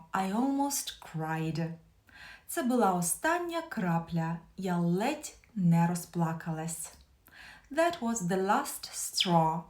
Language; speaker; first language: Ukrainian; native; Ukrainian